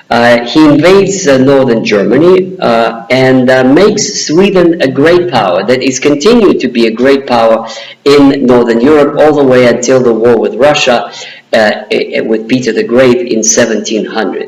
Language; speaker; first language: English; non-native, fluent; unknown